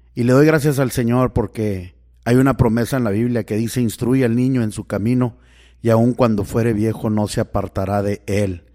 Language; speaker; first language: Spanish; early bilingual, heritage; Spanish